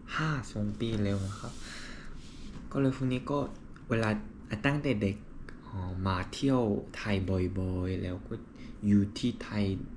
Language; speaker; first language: Thai; non-native, learner; Korean